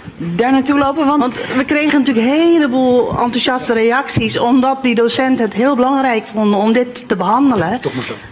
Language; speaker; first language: Dutch; early bilingual, other home language; Turkish